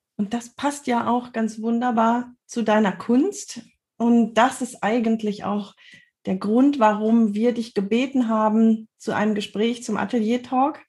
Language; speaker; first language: German; native; German